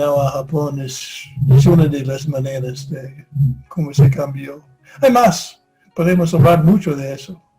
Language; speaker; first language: Spanish; non-native, fluent; English